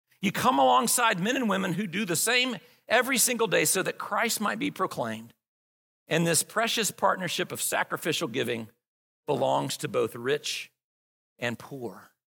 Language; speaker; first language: English; native; English